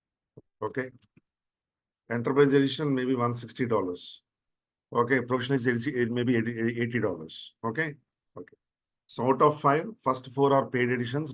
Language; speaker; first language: English; non-native, local second language; Telugu